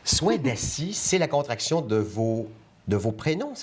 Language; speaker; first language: French; native; French